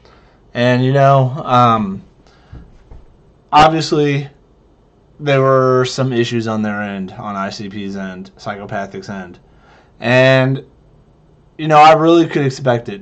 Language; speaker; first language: English; native; English